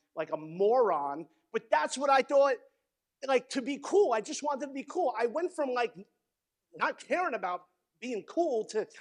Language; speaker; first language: English; native; English